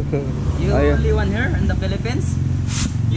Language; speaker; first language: English; non-native, learner; Filipino